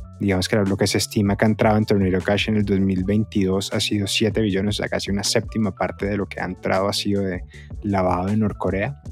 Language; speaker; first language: Spanish; native; Spanish